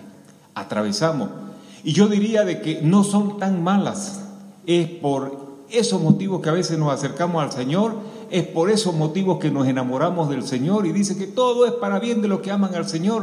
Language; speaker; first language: Spanish; native; Spanish